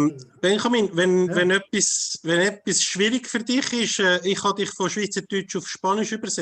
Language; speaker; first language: German; non-native, fluent; Spanish